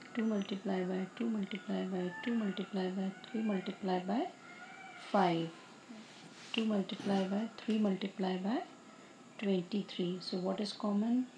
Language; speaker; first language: English; non-native, local second language; Hindi